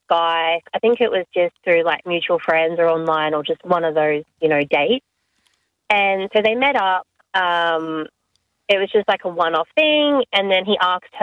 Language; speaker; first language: English; native; English